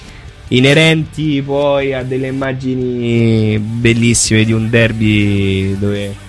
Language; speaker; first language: Italian; native; Italian